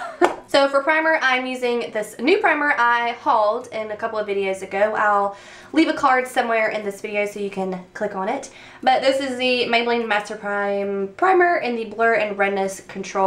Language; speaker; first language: English; native; English